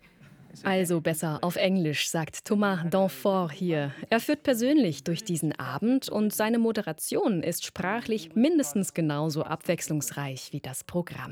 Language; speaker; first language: German; native; German